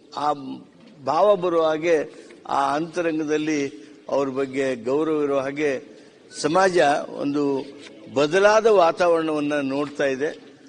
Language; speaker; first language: Kannada; native; Kannada